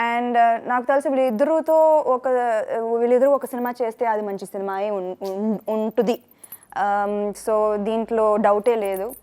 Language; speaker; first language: Telugu; non-native, fluent; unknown